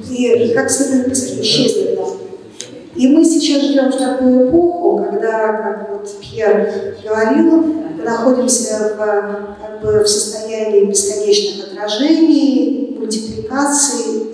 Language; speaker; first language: Russian; native; Russian